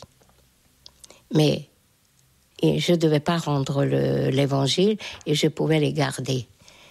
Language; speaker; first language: French; non-native, fluent; Hungarian